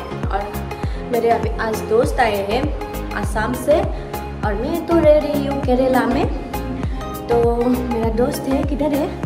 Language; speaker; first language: Hindi; non-native, local second language; Assamese